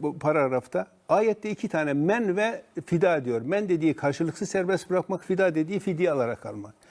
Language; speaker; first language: Turkish; native; Turkish